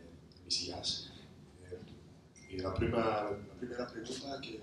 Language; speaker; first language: Spanish; non-native, learner; English